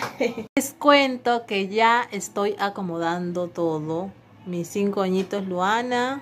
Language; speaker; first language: Spanish; native; Spanish